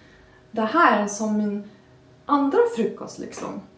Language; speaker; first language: Swedish; non-native, learner; Turkish